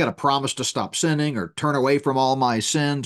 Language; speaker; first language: English; native; English